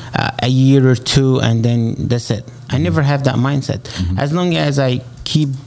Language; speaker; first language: English; non-native, fluent; Arabic